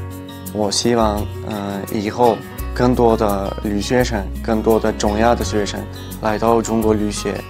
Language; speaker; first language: Chinese; non-native, fluent; Tajik